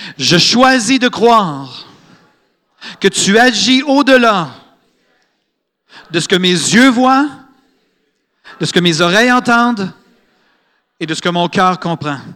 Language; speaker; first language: French; native; French